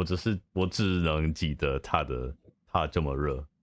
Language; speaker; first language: Chinese; non-native, fluent; English